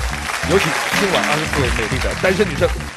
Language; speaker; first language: Chinese; native; Chinese